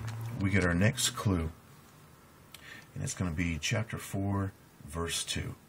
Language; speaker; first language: English; native; English